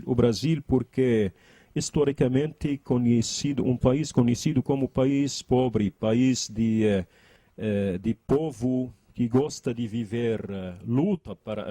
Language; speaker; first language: Portuguese; non-native, learner; Arabic